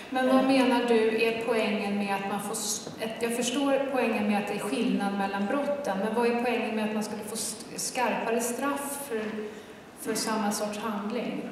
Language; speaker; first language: Swedish; native; Swedish